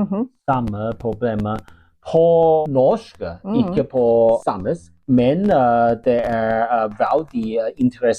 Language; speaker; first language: Norwegian; non-native, learner; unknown